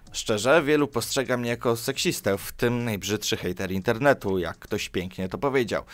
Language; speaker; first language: Polish; early bilingual, other home language; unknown